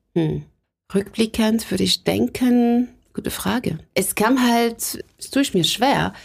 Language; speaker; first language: German; non-native, fluent; French